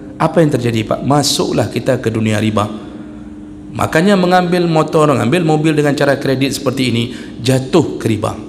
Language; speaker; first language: Malay; non-native, local second language; Achinese